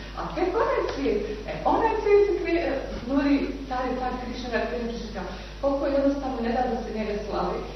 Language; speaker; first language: Serbian; native; Serbian